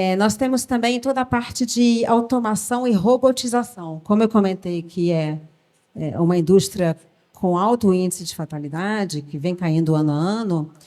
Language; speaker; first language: Portuguese; early bilingual, other home language; French